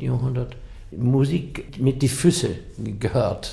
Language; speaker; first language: German; non-native, learner; English